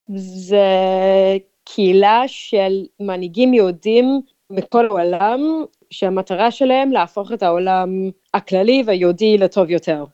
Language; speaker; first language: Hebrew; non-native, fluent; English